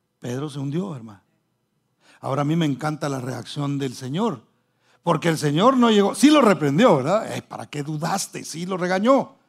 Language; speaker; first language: Spanish; early bilingual, heritage; Spanish